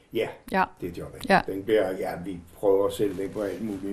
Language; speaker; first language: Danish; native; Danish